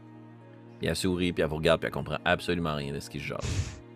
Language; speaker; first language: French; native; French